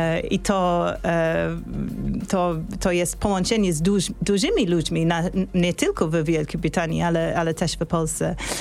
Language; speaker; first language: Polish; non-native, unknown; English